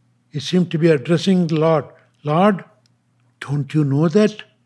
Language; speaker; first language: English; non-native, local second language; Tamil